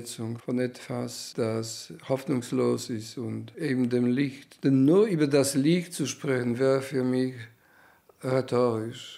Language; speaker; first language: German; non-native, fluent; Polish